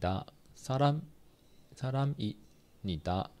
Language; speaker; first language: Korean; non-native, learner; Chinese